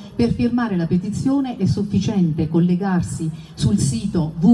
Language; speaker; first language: Italian; native; Italian